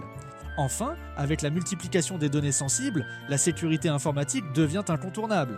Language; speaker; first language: French; native; French